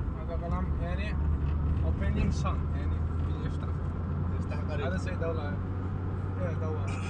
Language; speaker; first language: Arabic; non-native, learner; Bangla